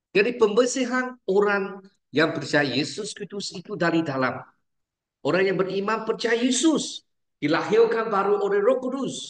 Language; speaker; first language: Malay; non-native, local second language; Chinese